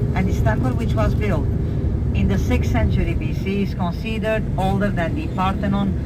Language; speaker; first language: English; non-native, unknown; Greek